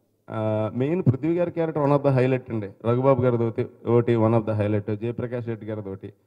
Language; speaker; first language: Telugu; native; Telugu